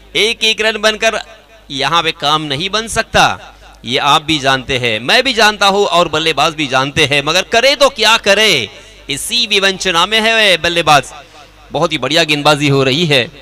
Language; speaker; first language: Hindi; non-native, local second language; Marathi